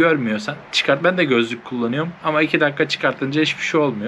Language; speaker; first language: Turkish; native; Turkish